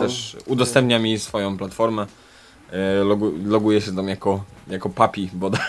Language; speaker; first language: Polish; native; Polish